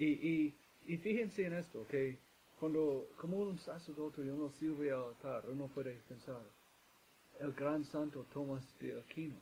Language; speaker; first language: Spanish; non-native, fluent; English